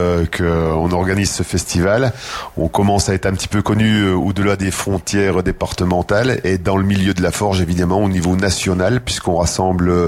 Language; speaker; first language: French; native; French